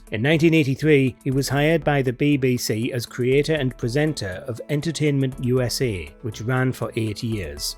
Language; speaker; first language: English; native; English